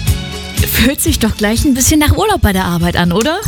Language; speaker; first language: German; native; German